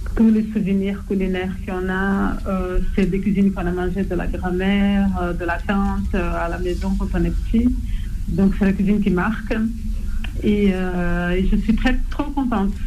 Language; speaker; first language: French; non-native, fluent; Portuguese